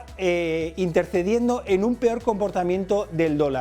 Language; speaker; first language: Spanish; native; Spanish